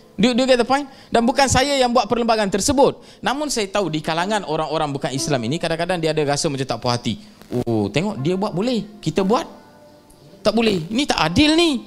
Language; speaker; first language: Malay; non-native, local second language; Tamil